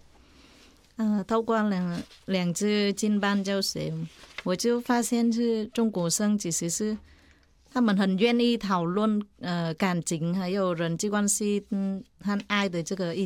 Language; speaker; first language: Chinese; non-native, fluent; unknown